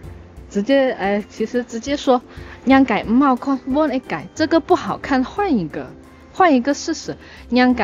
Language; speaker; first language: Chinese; non-native, local second language; Hakka Chinese